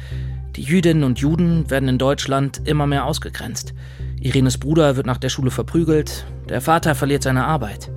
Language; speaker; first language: German; native; German